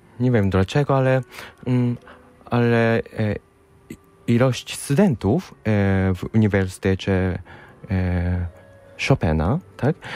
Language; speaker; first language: Polish; non-native, fluent; Japanese